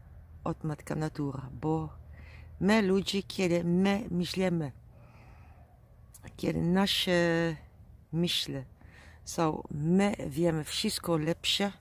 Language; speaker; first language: Polish; non-native, learner; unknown